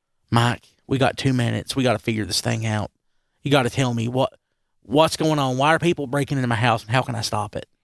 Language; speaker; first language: English; native; English